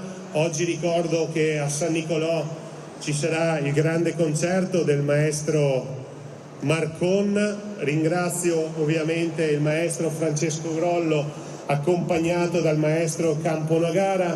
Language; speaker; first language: Italian; native; Italian